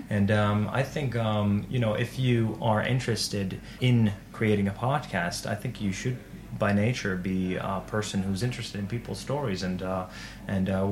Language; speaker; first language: English; non-native, fluent; Finnish